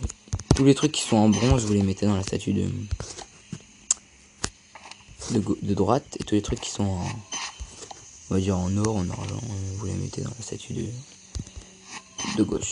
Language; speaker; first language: French; native; French